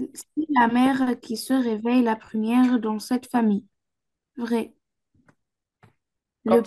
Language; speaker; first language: French; non-native, learner; Arabic